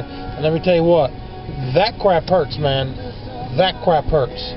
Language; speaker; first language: English; native; English